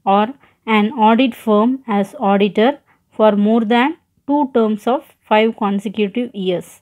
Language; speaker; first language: English; non-native, local second language; Tamil